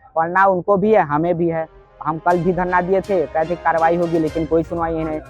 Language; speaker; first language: Hindi; native; Hindi